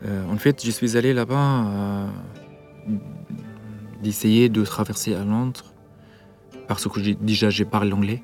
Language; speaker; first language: French; non-native, learner; Arabic